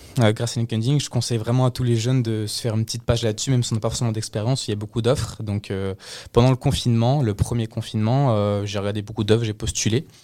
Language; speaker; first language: French; early bilingual, other home language; Spanish